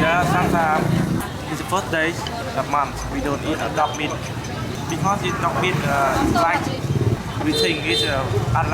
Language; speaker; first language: English; non-native, learner; Vietnamese